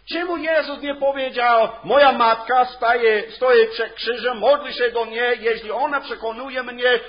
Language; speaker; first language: Polish; non-native, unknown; English